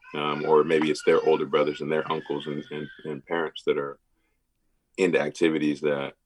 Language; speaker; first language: English; native; English